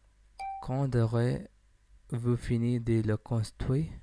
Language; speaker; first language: French; non-native, learner; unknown